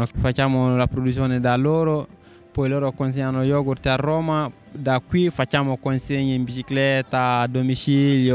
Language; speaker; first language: Italian; non-native, fluent; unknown